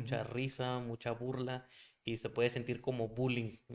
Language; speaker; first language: Spanish; native; Spanish